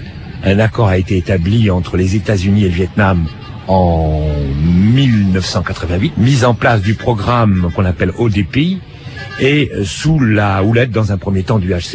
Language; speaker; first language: French; native; French